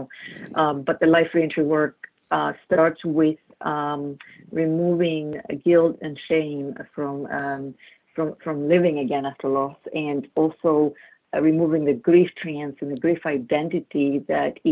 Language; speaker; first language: English; non-native, fluent; Greek